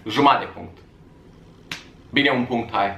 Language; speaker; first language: Romanian; native; Romanian